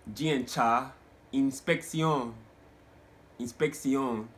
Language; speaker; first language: Spanish; non-native, learner; English